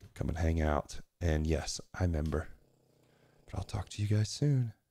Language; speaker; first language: English; native; English